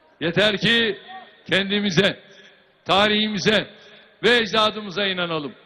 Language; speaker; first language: Turkish; native; Turkish